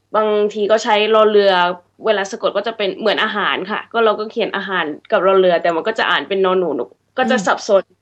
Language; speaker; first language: Thai; early bilingual, heritage; English